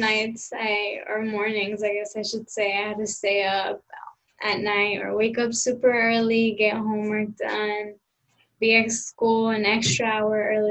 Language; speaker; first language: English; early bilingual, other home language; Spanish